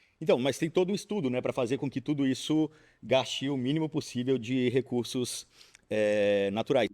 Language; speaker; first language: Portuguese; native; Portuguese